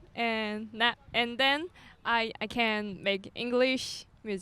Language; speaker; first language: English; non-native, learner; Korean